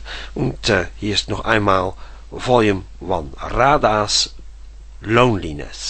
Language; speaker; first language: German; non-native, fluent; Dutch